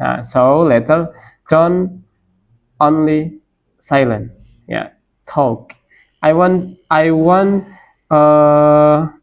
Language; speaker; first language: English; non-native, learner; Indonesian